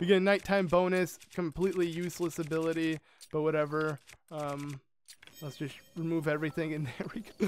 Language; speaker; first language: English; native; English